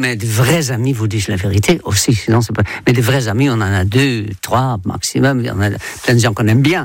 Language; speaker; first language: French; non-native, fluent; Dutch